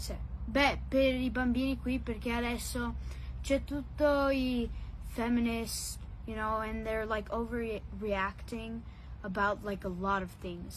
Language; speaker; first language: Italian; early bilingual, heritage; Italian